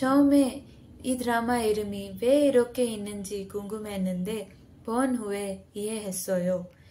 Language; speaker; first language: Korean; non-native, learner; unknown